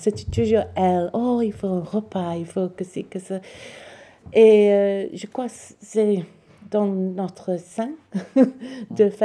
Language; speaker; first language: French; non-native, learner; English